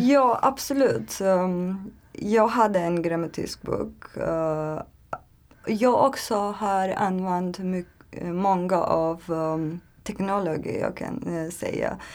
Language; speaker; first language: Swedish; non-native, learner; Turkish